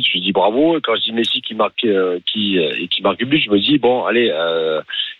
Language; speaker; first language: French; native; French